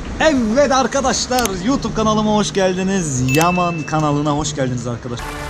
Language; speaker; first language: Turkish; early bilingual, heritage; Turkish